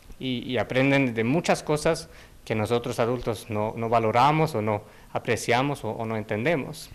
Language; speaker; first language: Spanish; non-native, fluent; Finnish